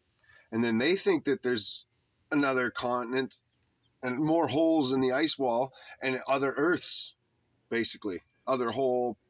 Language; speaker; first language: English; native; English